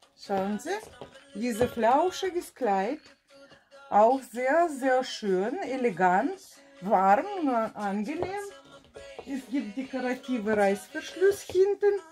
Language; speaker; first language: German; non-native, fluent; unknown